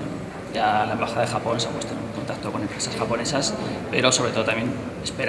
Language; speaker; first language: Spanish; native; Spanish